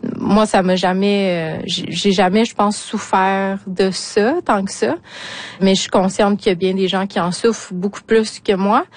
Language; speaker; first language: French; native; French